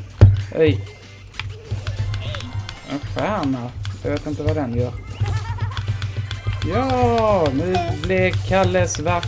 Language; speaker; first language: Swedish; native; Swedish